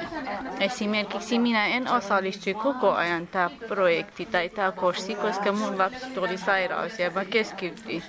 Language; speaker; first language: Finnish; non-native, learner; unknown